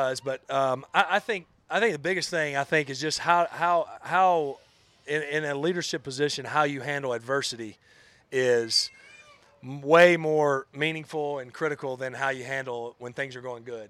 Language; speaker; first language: English; native; English